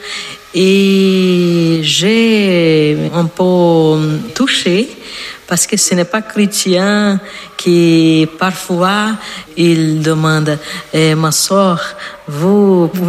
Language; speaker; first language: French; non-native, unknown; Portuguese